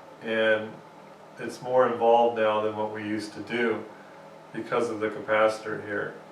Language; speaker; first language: English; native; English